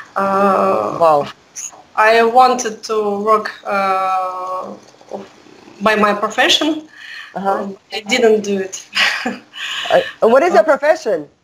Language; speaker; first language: English; non-native, learner; Russian